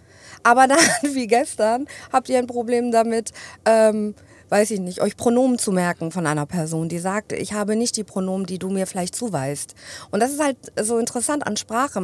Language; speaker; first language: German; early bilingual, other home language; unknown